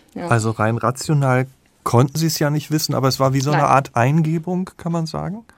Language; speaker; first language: German; native; German